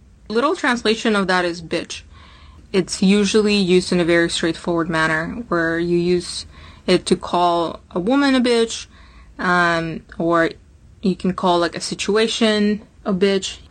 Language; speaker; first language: English; non-native, fluent; Russian